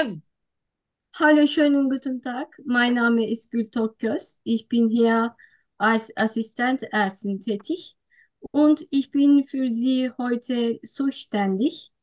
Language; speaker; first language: German; non-native, learner; Turkish